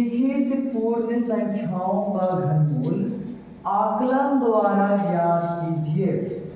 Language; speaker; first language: Hindi; native; Hindi